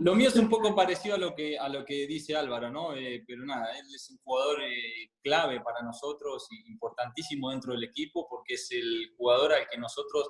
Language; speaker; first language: Spanish; native; Spanish